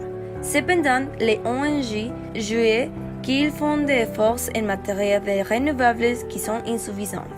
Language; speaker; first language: French; non-native, learner; Spanish